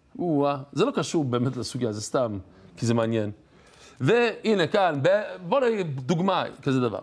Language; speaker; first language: Hebrew; non-native, fluent; English